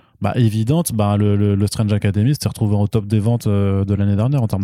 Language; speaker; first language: French; native; French